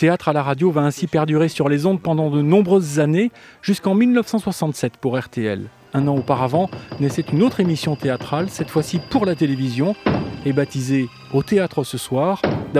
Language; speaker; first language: French; native; French